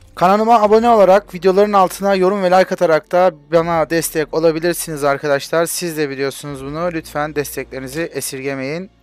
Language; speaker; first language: Turkish; native; Turkish